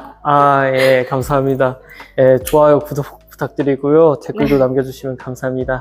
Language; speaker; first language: Korean; native; Korean